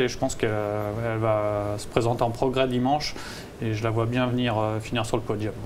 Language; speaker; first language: French; native; French